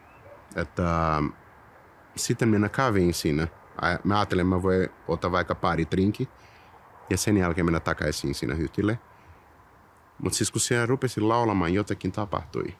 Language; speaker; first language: Finnish; early bilingual, heritage; Finnish